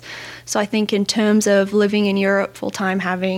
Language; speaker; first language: English; native; English